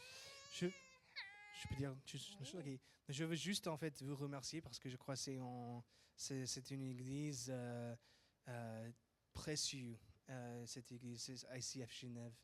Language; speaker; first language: French; non-native, fluent; English